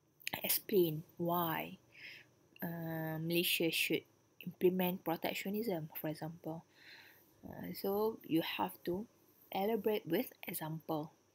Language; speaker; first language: English; non-native, local second language; Malay